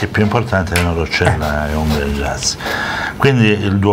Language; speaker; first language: Italian; native; Italian